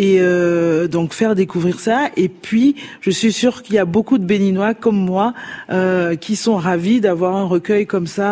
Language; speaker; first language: French; non-native, local second language; Fon